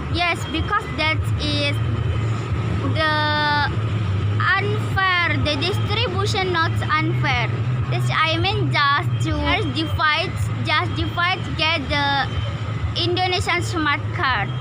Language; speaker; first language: English; non-native, learner; Indonesian